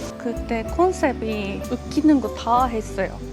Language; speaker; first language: Korean; non-native, fluent; Japanese